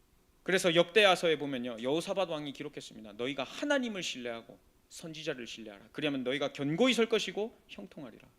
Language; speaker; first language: Korean; native; Korean